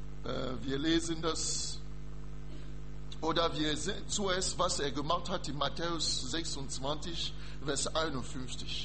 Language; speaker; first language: German; non-native, learner; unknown